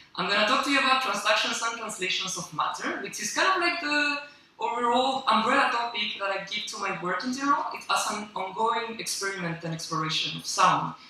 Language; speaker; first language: English; non-native, fluent; Spanish